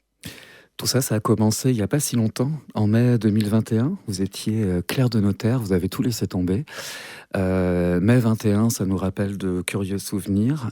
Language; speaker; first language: French; native; French